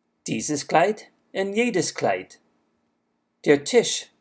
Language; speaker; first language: German; non-native, fluent; English